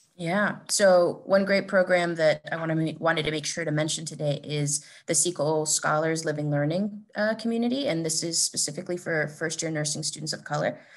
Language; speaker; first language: English; native; English